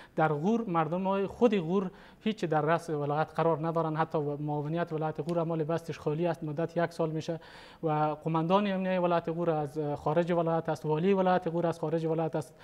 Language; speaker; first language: Persian; native; Persian